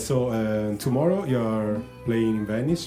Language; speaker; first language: English; non-native, learner; Italian